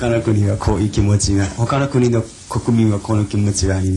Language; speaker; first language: Japanese; non-native, fluent; Chinese